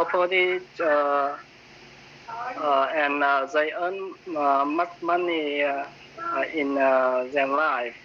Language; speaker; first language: English; non-native, learner; Vietnamese